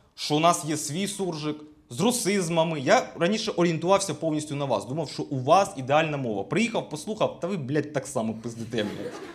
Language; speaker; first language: Ukrainian; non-native, local second language; Russian